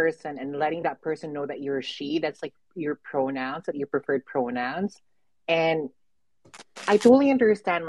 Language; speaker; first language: English; non-native, local second language; Filipino